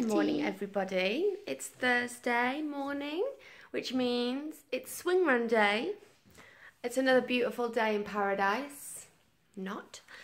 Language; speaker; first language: English; native; English